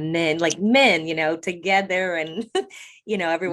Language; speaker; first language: English; native; English